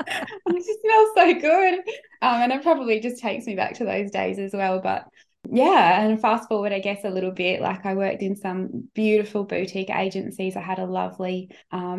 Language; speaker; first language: English; native; English